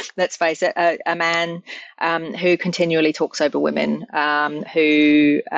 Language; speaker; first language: English; native; English